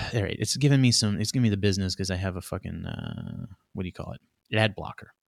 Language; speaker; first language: English; native; English